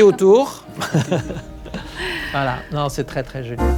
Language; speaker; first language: French; native; French